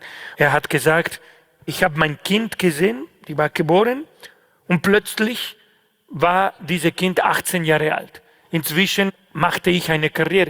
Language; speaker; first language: German; non-native, fluent; Spanish